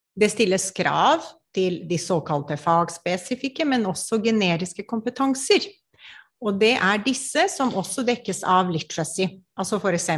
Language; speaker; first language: Norwegian; non-native, fluent; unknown